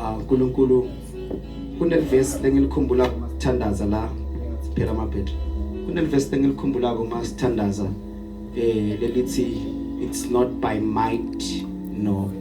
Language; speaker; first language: Zulu; non-native, local second language; Swati